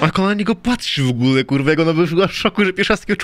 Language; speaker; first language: Polish; native; Polish